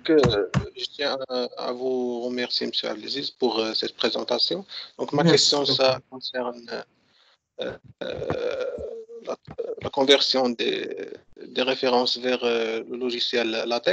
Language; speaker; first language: French; non-native, local second language; Arabic